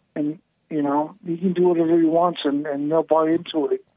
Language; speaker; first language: English; native; English